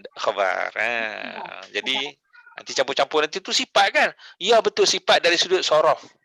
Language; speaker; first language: Malay; native; Malay